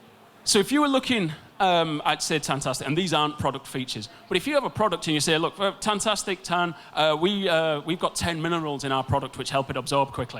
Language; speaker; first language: English; native; English